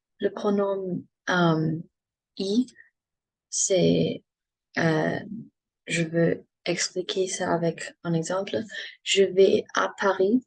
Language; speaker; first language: French; non-native, learner; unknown